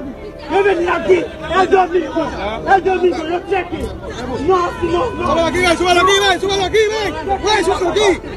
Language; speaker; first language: Spanish; non-native, learner; Haitian Creole